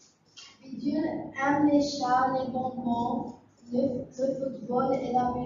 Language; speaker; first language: French; non-native, learner; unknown